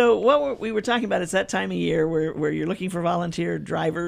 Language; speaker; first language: English; native; English